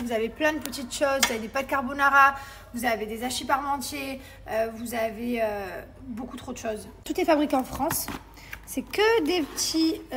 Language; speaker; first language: French; native; French